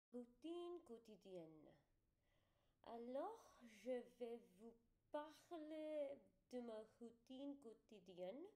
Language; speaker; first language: French; non-native, learner; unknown